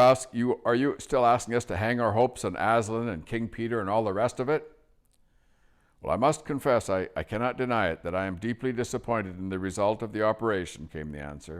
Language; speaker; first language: English; native; English